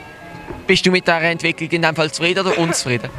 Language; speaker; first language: German; native; German